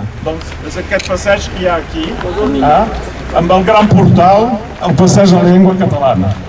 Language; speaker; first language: Catalan; non-native, local second language; French